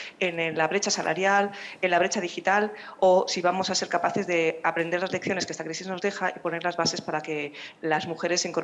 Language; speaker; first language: Spanish; native; Spanish